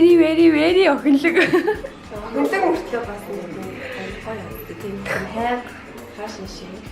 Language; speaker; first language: Mongolian; native; Mongolian